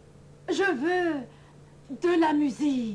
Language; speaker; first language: French; non-native, learner; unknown